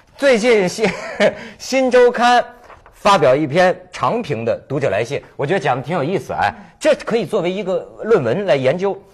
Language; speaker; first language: Chinese; native; Chinese